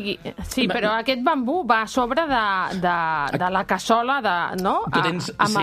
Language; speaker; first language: Catalan; native; Catalan